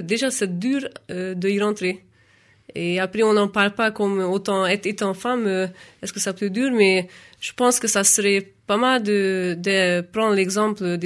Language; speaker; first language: French; non-native, fluent; Hungarian